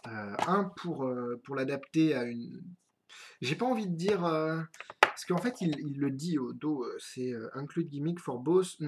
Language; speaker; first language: French; native; French